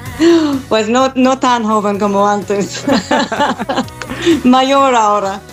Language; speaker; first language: Spanish; non-native, fluent; English